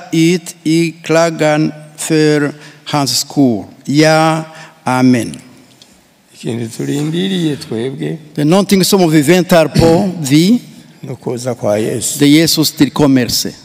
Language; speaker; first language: Swedish; non-native, fluent; Rundi